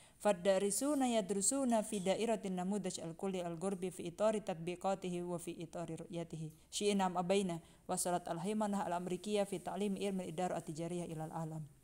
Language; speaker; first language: Arabic; non-native, fluent; Indonesian